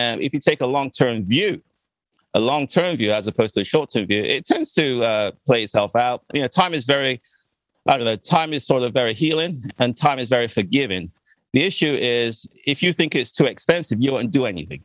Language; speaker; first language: English; native; English